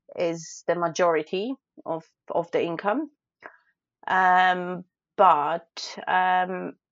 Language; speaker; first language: English; non-native, fluent; Polish